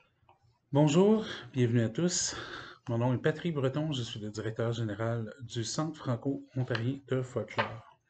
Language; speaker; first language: French; native; French